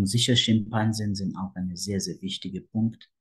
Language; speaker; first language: German; non-native, fluent; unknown